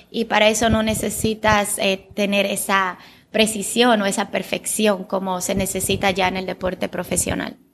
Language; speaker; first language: Spanish; early bilingual, other home language; Bulgarian